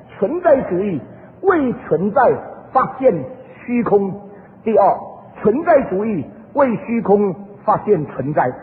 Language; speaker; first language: Chinese; early bilingual, heritage; Chinese